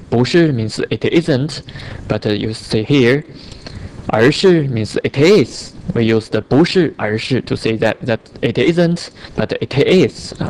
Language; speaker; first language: English; non-native, fluent; Chinese